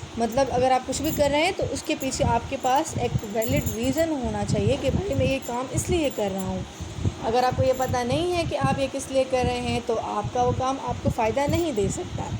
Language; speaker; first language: Urdu; non-native, local second language; Sindhi